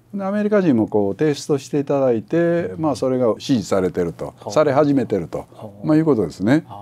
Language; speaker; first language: Japanese; native; Japanese